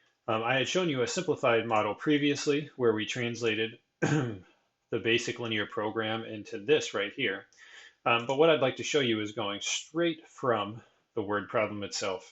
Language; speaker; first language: English; native; English